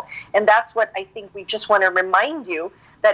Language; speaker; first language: English; non-native, local second language; Filipino